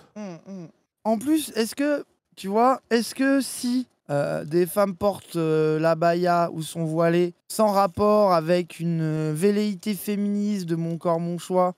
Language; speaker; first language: French; native; French